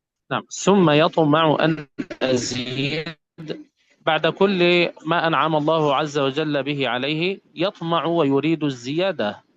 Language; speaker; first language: Arabic; native; Arabic